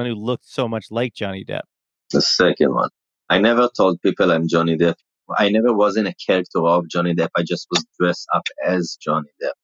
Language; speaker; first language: English; non-native, fluent; Hebrew